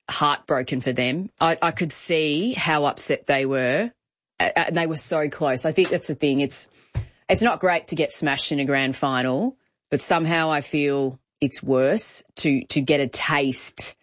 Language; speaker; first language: English; native; English